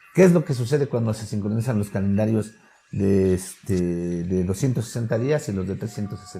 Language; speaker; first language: Spanish; native; Spanish